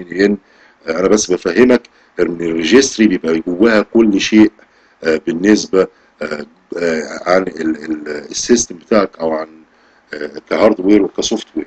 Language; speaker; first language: Arabic; native; Arabic